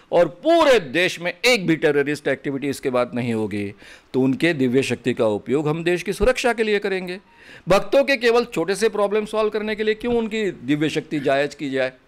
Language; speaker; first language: Hindi; non-native, local second language; Marathi